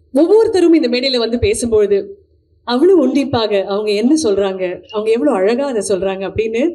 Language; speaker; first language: Tamil; native; Tamil